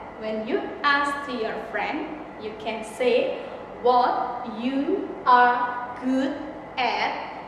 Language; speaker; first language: English; non-native, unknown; Indonesian